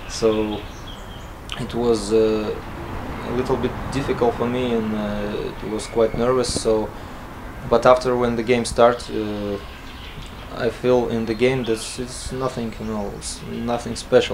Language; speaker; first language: English; non-native, learner; Latvian